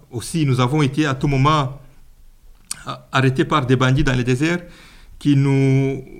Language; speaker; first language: French; non-native, local second language; Luba-Lulua